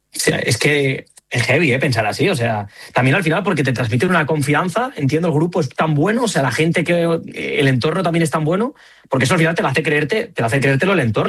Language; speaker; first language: Spanish; native; Spanish